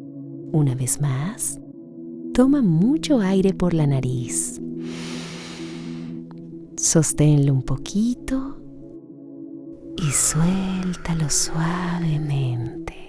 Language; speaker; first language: Spanish; native; Spanish